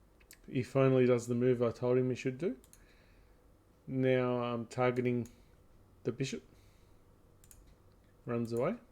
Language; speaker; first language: English; native; English